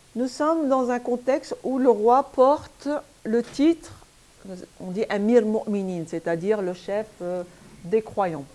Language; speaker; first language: French; native; French